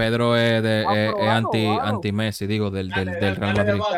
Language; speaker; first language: Spanish; native; Spanish